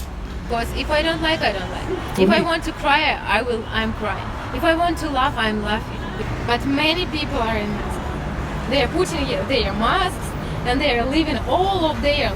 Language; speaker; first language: English; non-native, learner; Russian